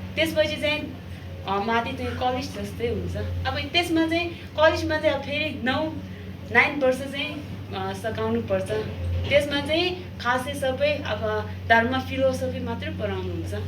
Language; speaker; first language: Nepali; non-native, local second language; Tibetan